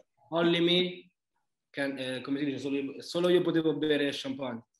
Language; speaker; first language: Italian; native; Italian